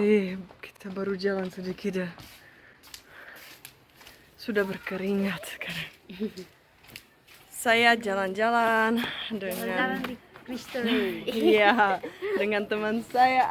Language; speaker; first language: Indonesian; non-native, fluent; Czech